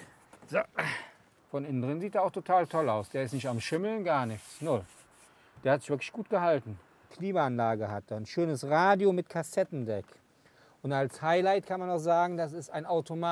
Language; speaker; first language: German; native; German